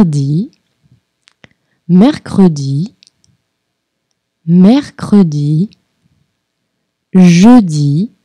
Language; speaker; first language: French; non-native, fluent; Portuguese